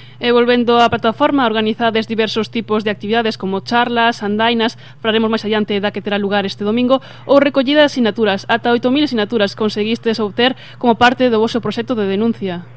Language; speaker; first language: Galician; native; Galician